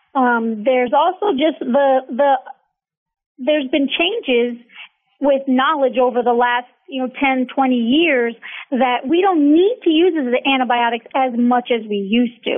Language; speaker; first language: English; native; English